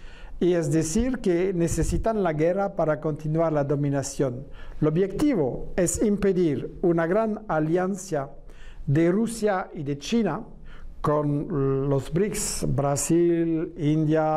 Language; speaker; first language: Spanish; non-native, fluent; French